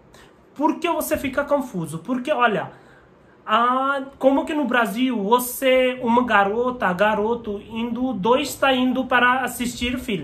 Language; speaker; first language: Portuguese; non-native, learner; Hindi